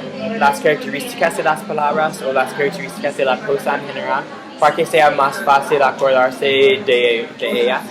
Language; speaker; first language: Spanish; non-native, fluent; English